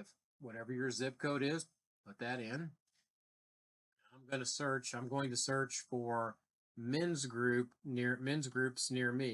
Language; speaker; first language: English; native; English